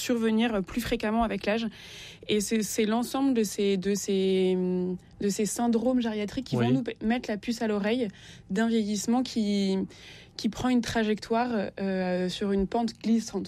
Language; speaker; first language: French; native; French